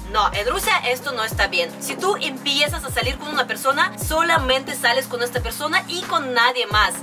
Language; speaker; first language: Spanish; non-native, fluent; Russian